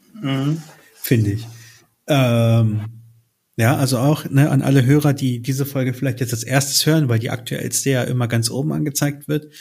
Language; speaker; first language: German; early bilingual, other home language; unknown